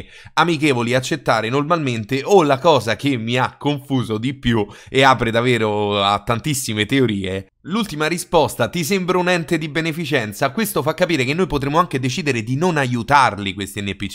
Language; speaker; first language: Italian; native; Italian